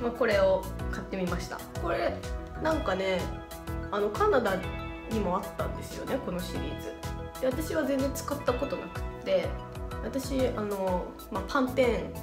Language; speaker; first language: Japanese; native; Japanese